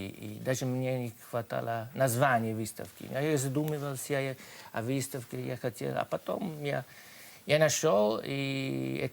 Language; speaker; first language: Russian; non-native, fluent; Italian